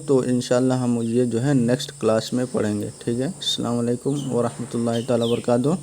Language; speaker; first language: Urdu; native; Urdu